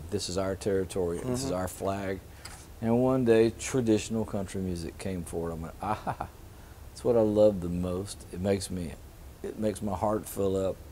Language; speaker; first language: English; native; English